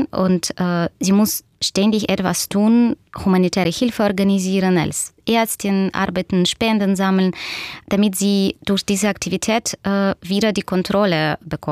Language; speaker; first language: German; non-native, fluent; Russian